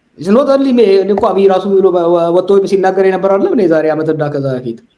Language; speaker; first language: Amharic; non-native, local second language; Oromo